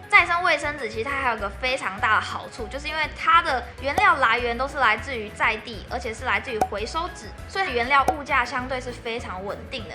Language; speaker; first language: Chinese; native; Chinese